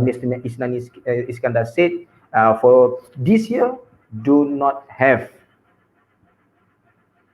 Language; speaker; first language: English; non-native, local second language; Malay